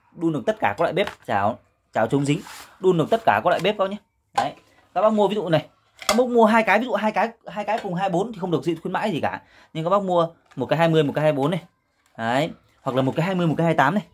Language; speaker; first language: Vietnamese; native; Vietnamese